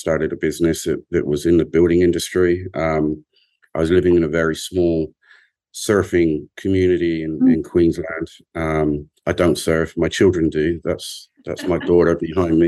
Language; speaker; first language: English; native; English